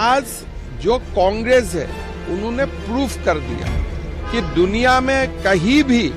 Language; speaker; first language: Hindi; non-native, local second language; Assamese